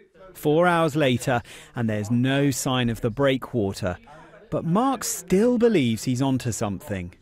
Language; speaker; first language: English; native; English